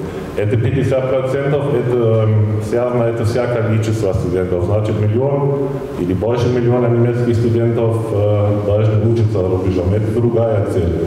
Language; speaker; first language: Russian; non-native, fluent; German